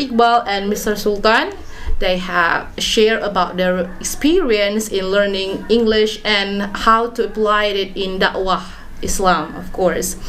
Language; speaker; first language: English; non-native, fluent; Indonesian